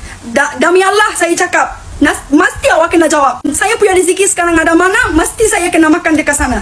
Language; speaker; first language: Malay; non-native, fluent; Bangla